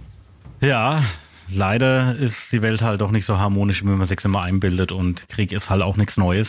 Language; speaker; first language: German; native; German